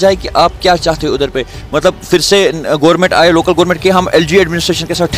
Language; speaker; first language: Hindi; non-native, local second language; Kashmiri